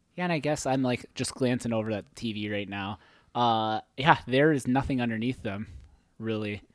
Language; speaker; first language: English; native; English